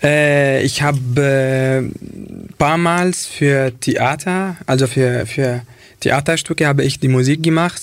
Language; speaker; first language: German; non-native, fluent; Arabic